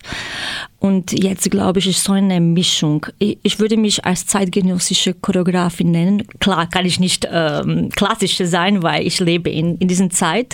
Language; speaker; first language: German; non-native, fluent; Croatian